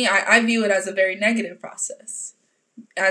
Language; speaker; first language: English; native; English